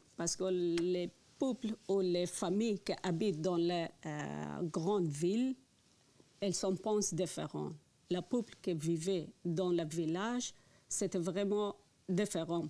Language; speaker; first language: French; non-native, learner; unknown